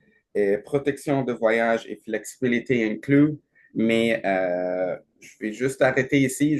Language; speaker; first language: French; non-native, learner; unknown